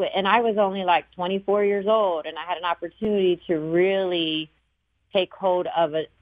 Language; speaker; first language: English; early bilingual, other home language; Spanish